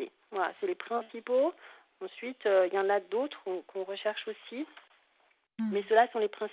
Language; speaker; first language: French; native; French